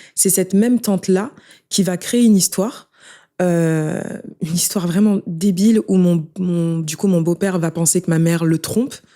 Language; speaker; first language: French; early bilingual, other home language; Haitian Creole